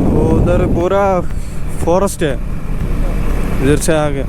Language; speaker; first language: Hindi; non-native, local second language; Malayalam